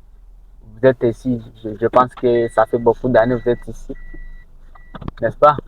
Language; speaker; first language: French; non-native, local second language; Rundi